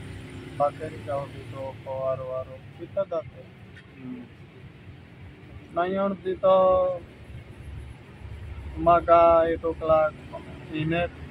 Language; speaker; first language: Filipino; non-native, learner; Punjabi